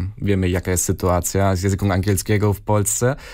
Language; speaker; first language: Polish; non-native, learner; German